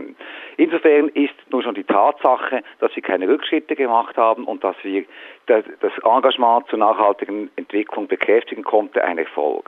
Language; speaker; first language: German; native; German